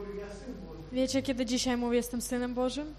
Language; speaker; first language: Polish; non-native, fluent; Ukrainian